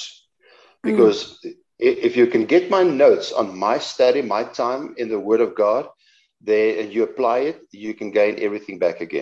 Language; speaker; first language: English; non-native, local second language; Afrikaans